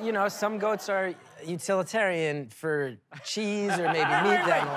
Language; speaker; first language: English; native; English